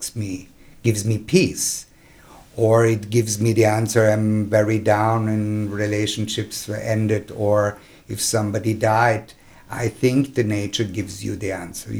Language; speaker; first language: English; non-native, fluent; German